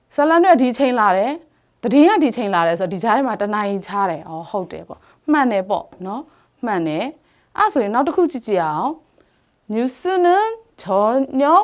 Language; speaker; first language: Burmese; native; Burmese